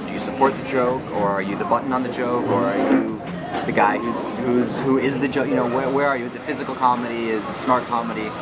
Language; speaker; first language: English; early bilingual, other home language; Hebrew